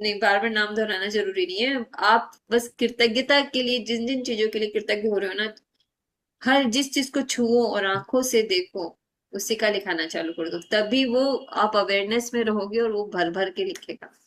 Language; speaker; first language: Hindi; native; Hindi